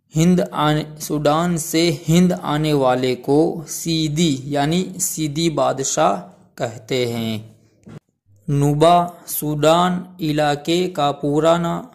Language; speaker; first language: Urdu; non-native, local second language; Gujarati